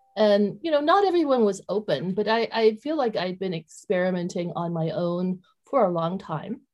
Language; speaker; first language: English; early bilingual, other home language; Vietnamese